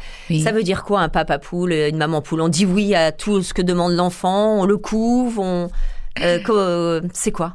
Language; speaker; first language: French; native; French